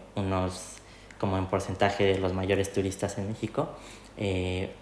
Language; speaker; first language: Spanish; native; Spanish